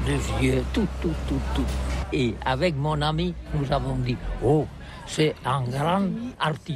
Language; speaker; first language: French; non-native, learner; Catalan